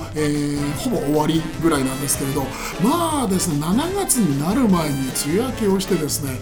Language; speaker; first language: Japanese; native; Japanese